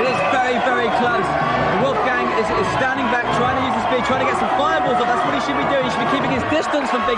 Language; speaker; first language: English; native; English